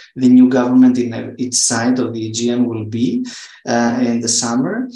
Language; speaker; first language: English; non-native, fluent; Greek